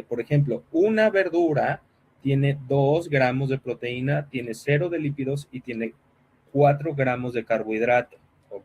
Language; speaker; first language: Spanish; native; Spanish